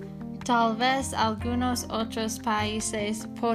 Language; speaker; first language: Spanish; non-native, learner; English